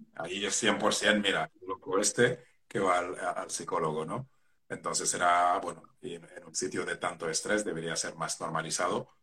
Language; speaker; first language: Spanish; non-native, fluent; Wolof